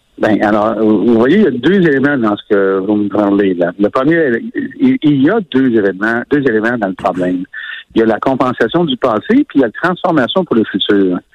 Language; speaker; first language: French; native; French